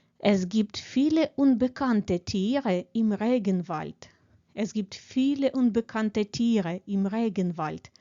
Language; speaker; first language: German; non-native, fluent; Ukrainian